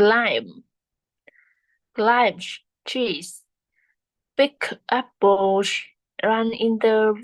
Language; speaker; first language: English; non-native, learner; Vietnamese